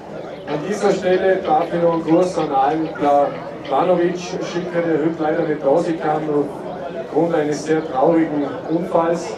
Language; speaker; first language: German; native; German